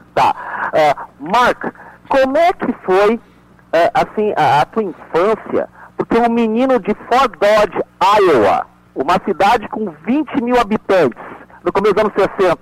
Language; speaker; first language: Portuguese; native; Portuguese